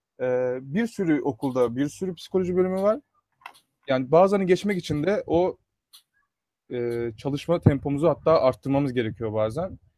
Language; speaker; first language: Turkish; native; Turkish